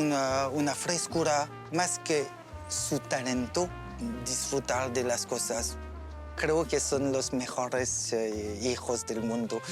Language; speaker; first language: Spanish; non-native, learner; French